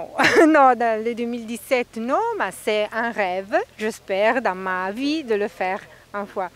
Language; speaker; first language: French; non-native, fluent; Italian